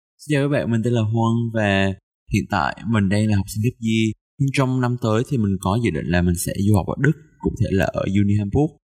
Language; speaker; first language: Vietnamese; native; Vietnamese